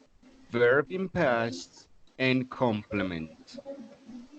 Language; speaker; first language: English; non-native, fluent; Spanish